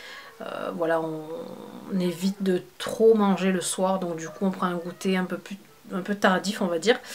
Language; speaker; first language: French; native; French